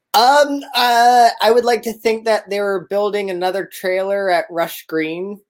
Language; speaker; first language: English; native; English